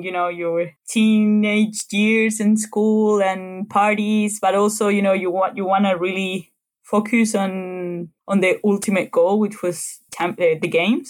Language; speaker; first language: English; non-native, fluent; Spanish